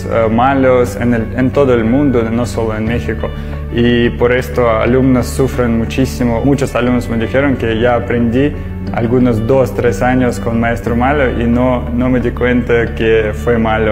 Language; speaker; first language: Spanish; non-native, learner; Russian